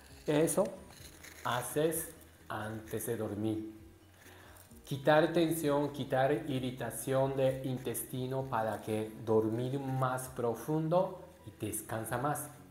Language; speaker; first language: Spanish; non-native, learner; Japanese